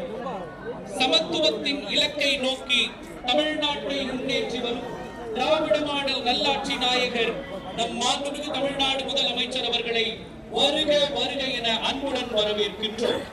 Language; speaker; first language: Tamil; native; Tamil